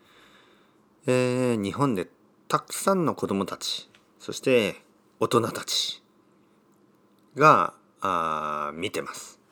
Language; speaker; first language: Japanese; native; Japanese